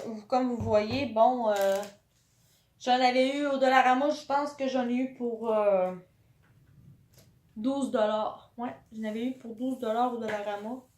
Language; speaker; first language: French; native; French